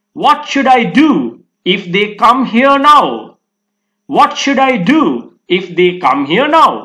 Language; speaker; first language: English; non-native, local second language; Sinhala